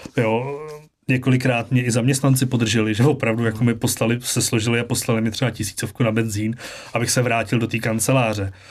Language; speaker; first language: Czech; native; Czech